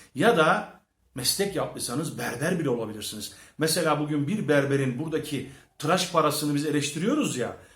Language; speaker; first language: Turkish; early bilingual, heritage; Turkish